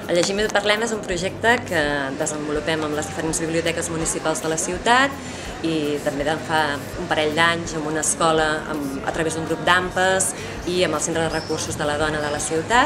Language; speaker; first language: Catalan; native; Catalan